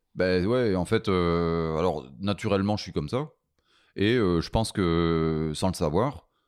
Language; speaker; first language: French; native; French